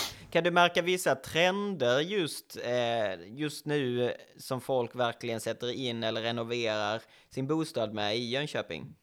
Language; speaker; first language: Swedish; native; Swedish